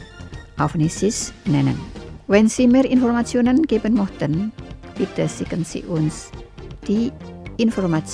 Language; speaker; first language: German; non-native, learner; Indonesian